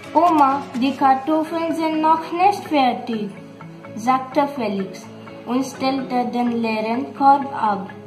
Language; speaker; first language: German; non-native, learner; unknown